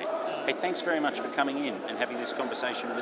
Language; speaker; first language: English; native; English